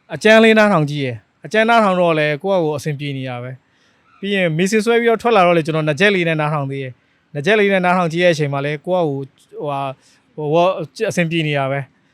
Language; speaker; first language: Burmese; native; Burmese